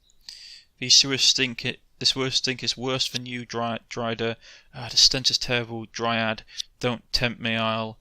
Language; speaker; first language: English; native; English